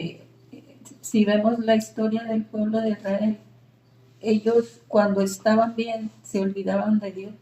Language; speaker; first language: Spanish; native; Spanish